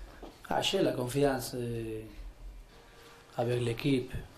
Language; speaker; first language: French; non-native, learner; Spanish